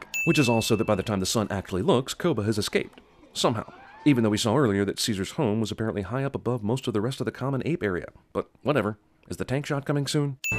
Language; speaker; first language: English; native; English